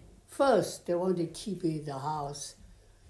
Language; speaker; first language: English; non-native, fluent; Chinese